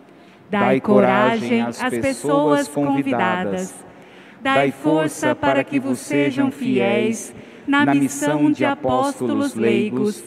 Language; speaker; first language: Portuguese; native; Portuguese